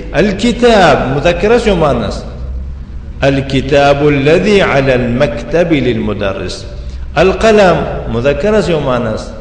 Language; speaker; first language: Arabic; non-native, fluent; Persian